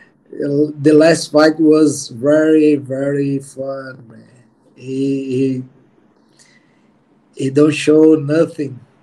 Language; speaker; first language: English; non-native, learner; Portuguese